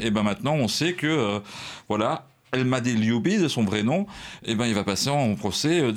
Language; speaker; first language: French; native; French